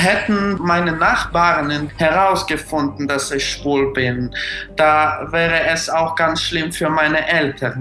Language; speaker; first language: German; non-native, fluent; Russian